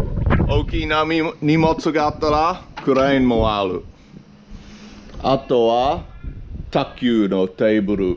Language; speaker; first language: Japanese; non-native, learner; English